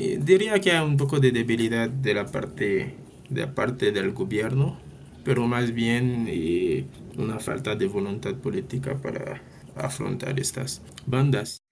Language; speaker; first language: Spanish; non-native, fluent; Haitian Creole